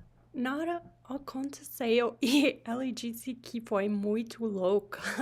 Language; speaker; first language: Portuguese; non-native, learner; English